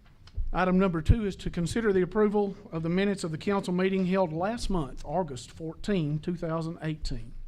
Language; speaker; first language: English; native; English